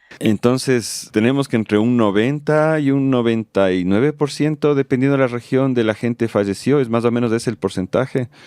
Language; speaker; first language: Spanish; native; Spanish